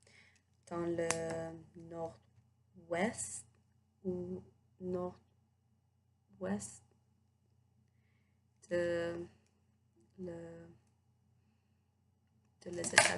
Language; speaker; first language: French; non-native, learner; English